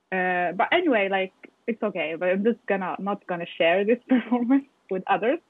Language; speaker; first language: English; non-native, fluent; Arabic